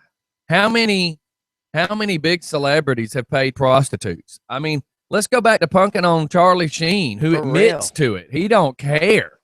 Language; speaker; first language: English; native; English